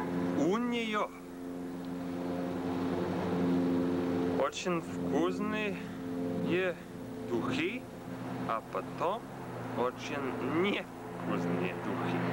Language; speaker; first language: Russian; non-native, learner; English